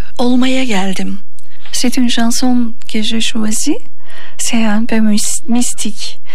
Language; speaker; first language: French; non-native, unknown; Turkish